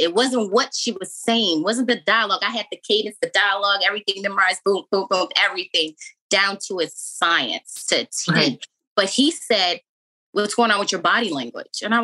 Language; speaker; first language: English; native; English